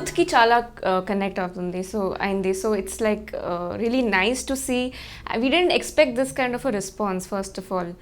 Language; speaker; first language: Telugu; non-native, learner; Hindi